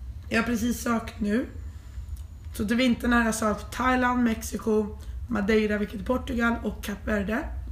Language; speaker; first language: Swedish; native; Swedish